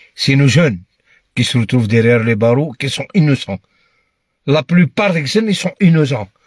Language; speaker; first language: French; non-native, local second language; Kabyle